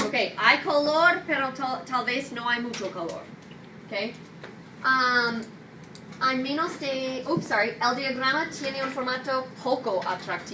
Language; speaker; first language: Spanish; non-native, fluent; English